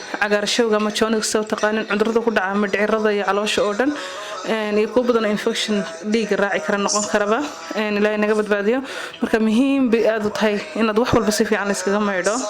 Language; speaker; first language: Somali; early bilingual, heritage; Somali